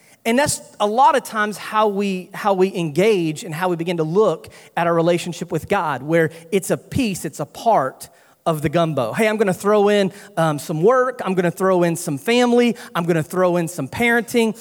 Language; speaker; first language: English; native; English